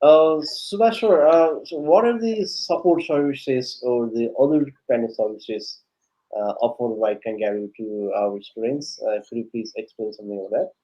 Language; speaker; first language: English; non-native, local second language; Nepali